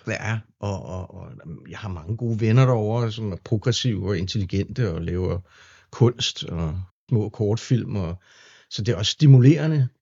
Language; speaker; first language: Danish; native; Danish